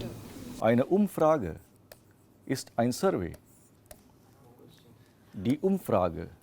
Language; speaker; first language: German; non-native, fluent; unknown